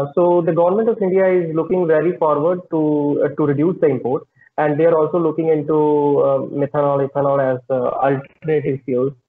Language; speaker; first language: English; non-native, local second language; Punjabi